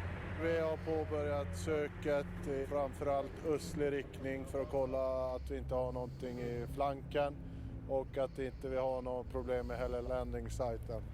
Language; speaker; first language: Swedish; native; Swedish